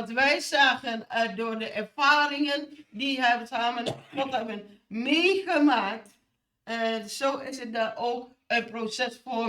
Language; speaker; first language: Dutch; non-native, fluent; Indonesian